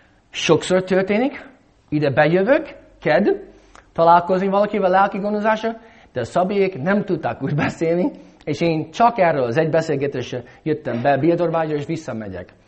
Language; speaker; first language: Hungarian; non-native, fluent; English